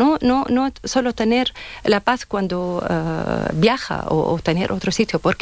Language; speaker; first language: Spanish; non-native, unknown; Arabic